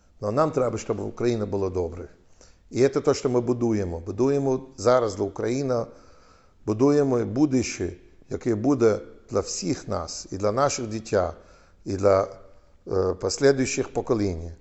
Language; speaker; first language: Ukrainian; non-native, learner; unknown